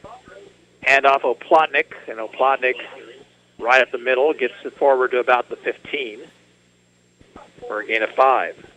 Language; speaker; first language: English; native; English